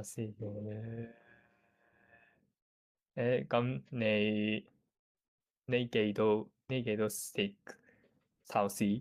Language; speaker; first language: Cantonese; non-native, learner; Japanese